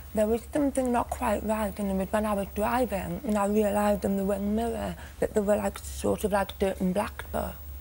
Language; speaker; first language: English; native; English